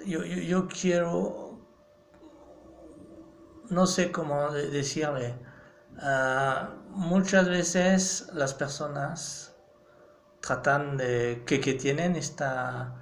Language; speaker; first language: Spanish; non-native, fluent; French